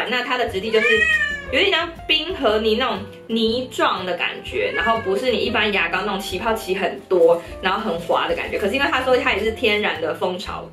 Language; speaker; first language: Chinese; native; Chinese